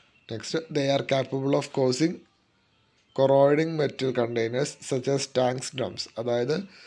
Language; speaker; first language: English; non-native, local second language; Malayalam